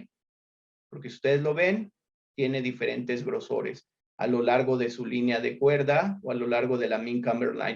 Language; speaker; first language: Spanish; native; Spanish